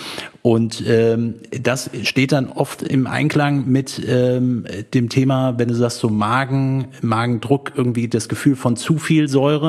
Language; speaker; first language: German; native; German